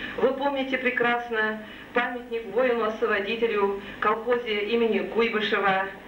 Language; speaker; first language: Russian; non-native, local second language; Tatar